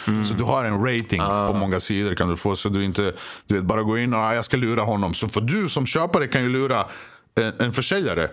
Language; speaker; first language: Swedish; early bilingual, other home language; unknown